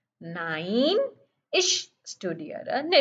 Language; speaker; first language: German; non-native, learner; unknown